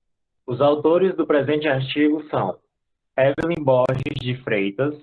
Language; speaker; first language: Portuguese; native; Portuguese